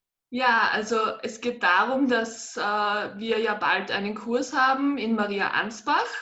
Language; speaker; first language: German; native; German